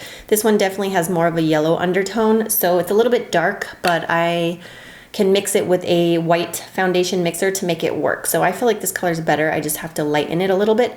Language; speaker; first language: English; native; English